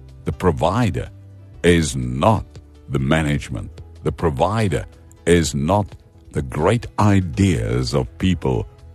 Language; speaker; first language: English; non-native, local second language; Afrikaans